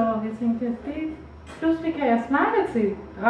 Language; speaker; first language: Danish; non-native, learner; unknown